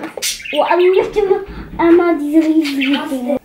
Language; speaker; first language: German; early bilingual, other home language; Turkish